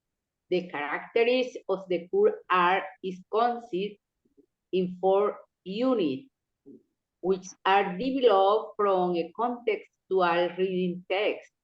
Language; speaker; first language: English; non-native, local second language; Spanish